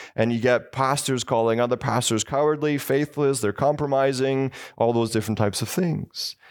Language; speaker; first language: English; native; English